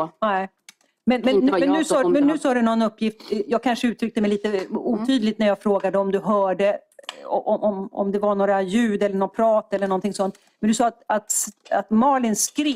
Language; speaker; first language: Swedish; native; Swedish